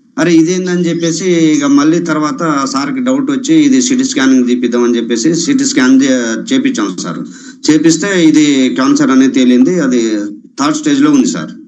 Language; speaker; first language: Telugu; non-native, local second language; Lambadi